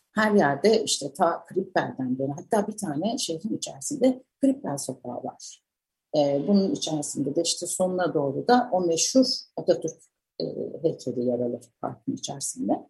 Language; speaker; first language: Turkish; native; Turkish